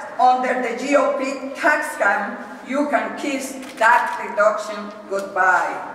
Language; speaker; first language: English; non-native, fluent; Spanish